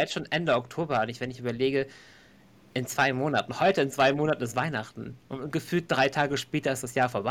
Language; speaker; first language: German; native; German